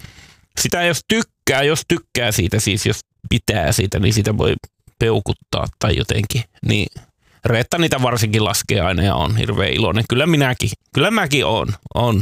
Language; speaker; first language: Finnish; native; Finnish